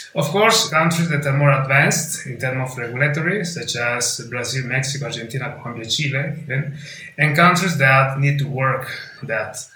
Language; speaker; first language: English; non-native, fluent; Italian